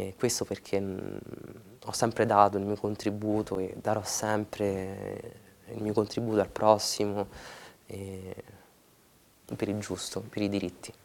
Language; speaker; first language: Italian; early bilingual, other home language; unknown